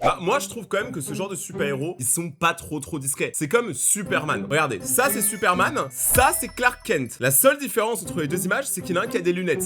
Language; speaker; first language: French; native; French